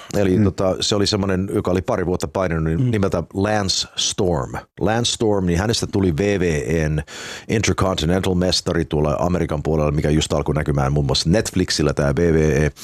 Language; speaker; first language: Finnish; early bilingual, heritage; Finnish